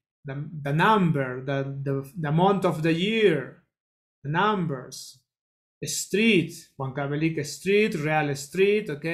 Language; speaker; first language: English; non-native, learner; Spanish